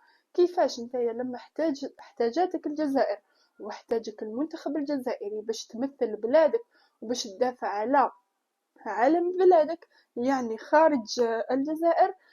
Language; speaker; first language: Arabic; native; Arabic